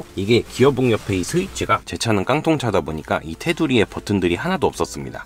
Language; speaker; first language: Korean; native; Korean